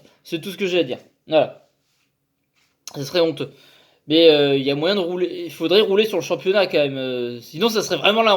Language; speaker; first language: French; native; French